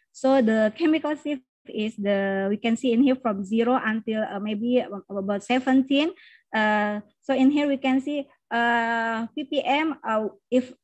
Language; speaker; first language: English; non-native, learner; Indonesian